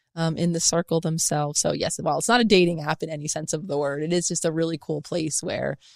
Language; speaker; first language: English; native; English